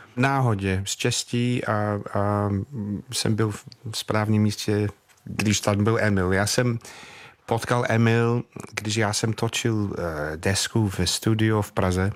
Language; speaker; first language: Czech; non-native, fluent; English